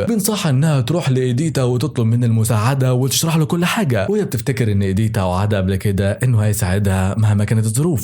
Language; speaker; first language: Arabic; native; Arabic